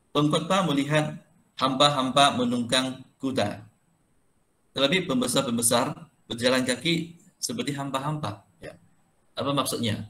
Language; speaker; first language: Malay; non-native, local second language; Chinese